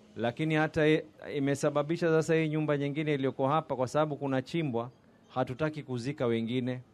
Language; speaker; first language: Swahili; native; Swahili